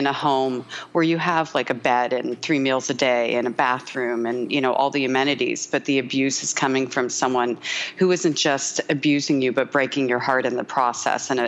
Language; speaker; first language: English; native; English